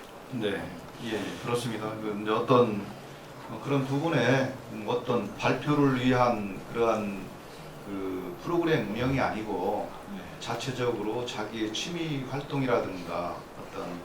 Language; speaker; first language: Korean; native; Korean